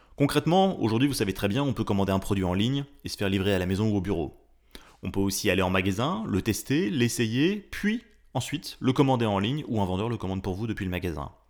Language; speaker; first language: French; native; French